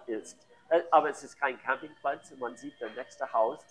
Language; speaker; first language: German; non-native, learner; English